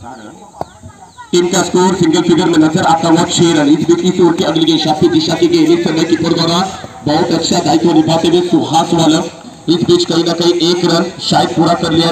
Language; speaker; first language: Hindi; non-native, local second language; Marathi